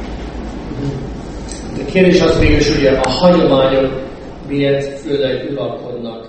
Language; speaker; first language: Hungarian; non-native, fluent; English